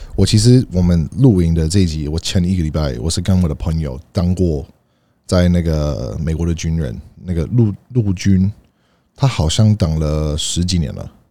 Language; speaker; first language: Chinese; early bilingual, heritage; Chinese